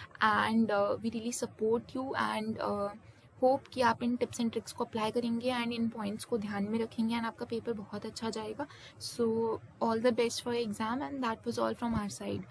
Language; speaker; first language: Hindi; native; Hindi